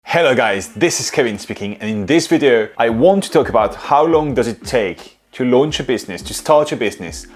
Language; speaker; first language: English; non-native, fluent; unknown